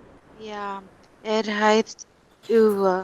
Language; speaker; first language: German; non-native, learner; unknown